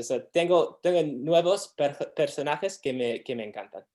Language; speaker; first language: Spanish; non-native, learner; English